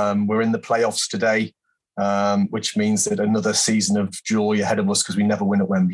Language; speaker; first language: English; native; English